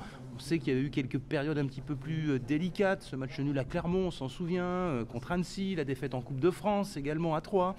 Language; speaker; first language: French; native; French